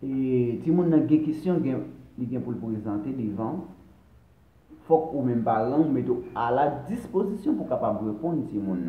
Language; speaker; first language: French; non-native, local second language; Haitian Creole